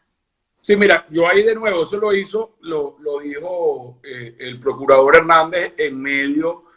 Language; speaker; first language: Spanish; native; Spanish